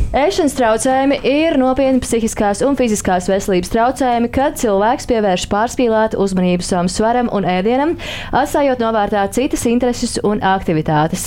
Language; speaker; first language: Latvian; native; Latvian